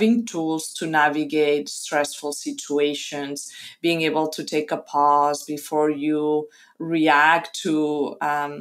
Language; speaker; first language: English; non-native, fluent; Spanish